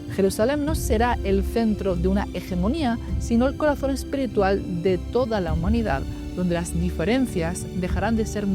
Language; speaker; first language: Spanish; native; Spanish